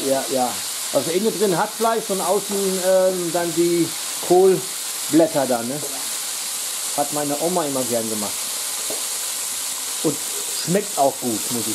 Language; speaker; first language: German; native; German